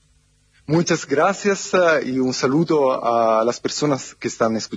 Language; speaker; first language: Spanish; non-native, fluent; Italian